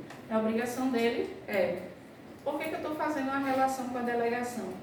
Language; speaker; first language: Portuguese; native; Portuguese